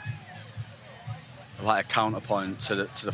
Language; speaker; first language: English; native; English